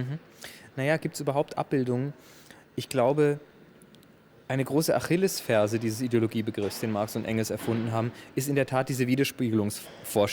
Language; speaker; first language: German; native; German